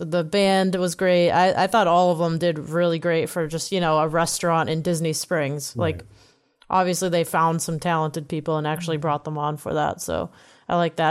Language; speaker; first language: English; native; English